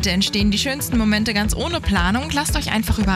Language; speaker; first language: German; native; German